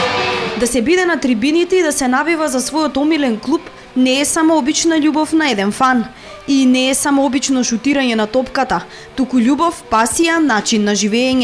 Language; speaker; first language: Macedonian; native; Macedonian